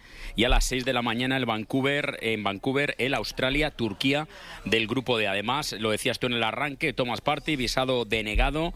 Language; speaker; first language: Spanish; native; Spanish